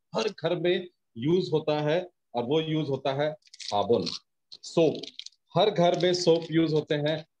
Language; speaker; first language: Hindi; native; Hindi